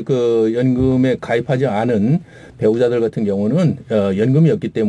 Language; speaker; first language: Korean; native; Korean